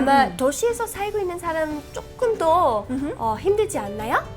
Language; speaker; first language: Korean; non-native, fluent; English